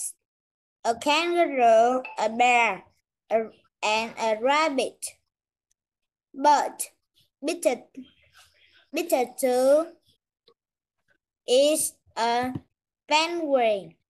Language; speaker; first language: English; non-native, learner; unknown